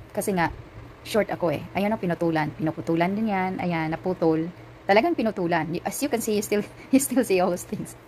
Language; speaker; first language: Filipino; non-native, local second language; Cebuano